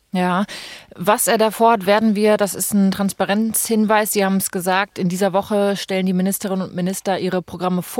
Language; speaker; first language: German; native; German